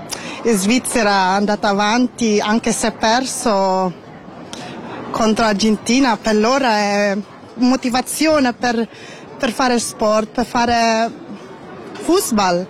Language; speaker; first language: Italian; non-native, local second language; German